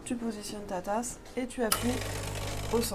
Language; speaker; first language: French; native; French